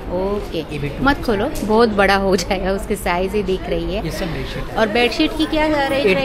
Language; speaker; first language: Hindi; non-native, local second language; Marathi